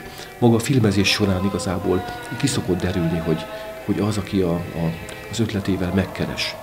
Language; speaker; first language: Hungarian; native; Hungarian